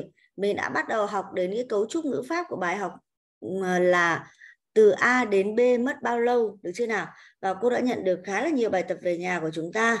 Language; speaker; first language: Vietnamese; native; Vietnamese